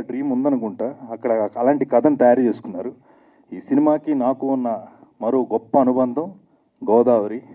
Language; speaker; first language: Telugu; native; Telugu